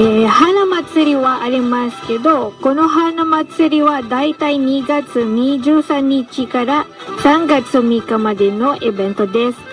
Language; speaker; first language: Japanese; non-native, learner; Filipino